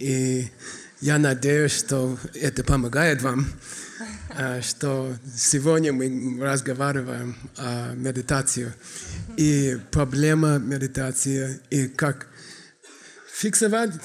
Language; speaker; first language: Russian; non-native, learner; English